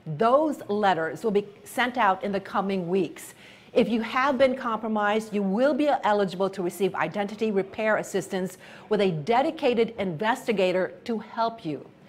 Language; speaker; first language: English; native; English